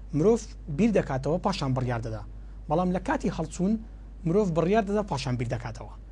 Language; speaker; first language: Central Kurdish; native; Central Kurdish